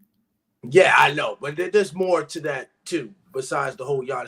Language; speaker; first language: English; native; English